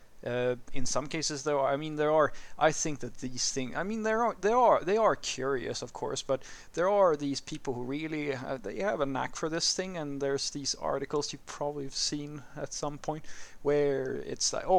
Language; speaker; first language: English; non-native, fluent; Swedish